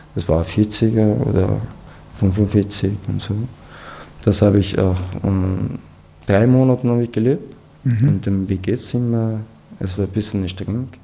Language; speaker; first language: German; non-native, fluent; Persian